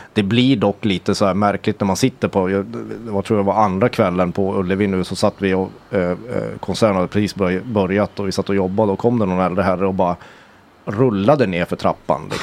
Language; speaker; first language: Swedish; native; Swedish